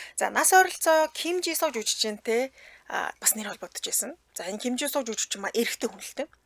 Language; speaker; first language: Mongolian; native; Mongolian